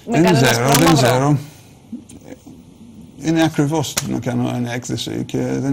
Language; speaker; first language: Greek; non-native, learner; English